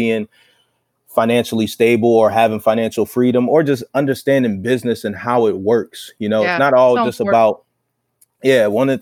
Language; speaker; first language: English; native; English